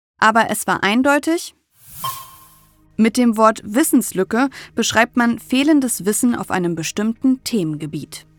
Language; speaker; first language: German; native; German